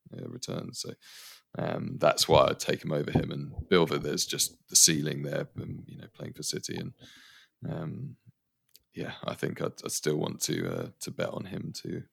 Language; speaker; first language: English; native; English